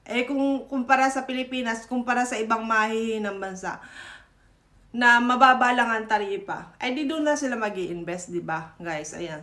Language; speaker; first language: Filipino; native; Filipino